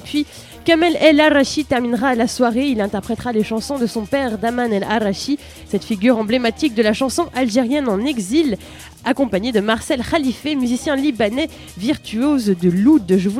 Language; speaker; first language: French; native; French